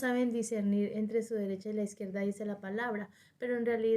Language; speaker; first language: Spanish; native; Spanish